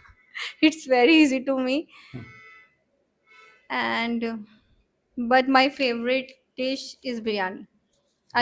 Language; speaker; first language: English; non-native, learner; Hindi